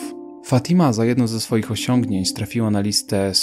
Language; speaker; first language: Polish; native; Polish